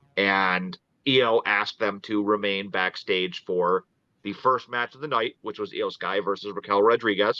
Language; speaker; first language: English; native; English